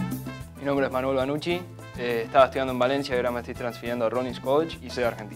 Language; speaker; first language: Spanish; native; Spanish